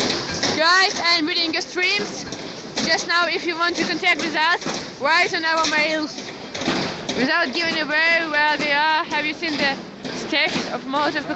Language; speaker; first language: English; non-native, fluent; Ukrainian